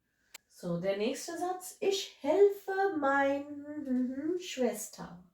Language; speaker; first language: German; non-native, fluent; English